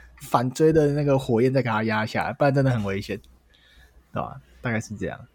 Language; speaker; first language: Chinese; native; Chinese